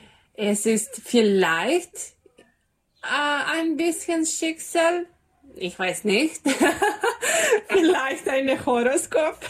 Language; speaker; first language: German; non-native, learner; Serbian